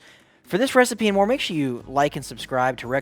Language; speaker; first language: English; native; English